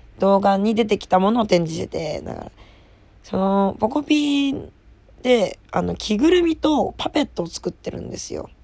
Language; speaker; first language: Japanese; native; Japanese